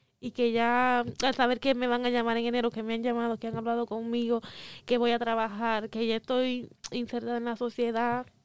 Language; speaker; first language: Spanish; native; Spanish